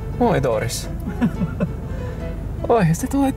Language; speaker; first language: Finnish; non-native, fluent; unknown